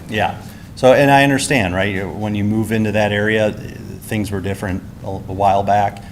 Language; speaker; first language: English; native; English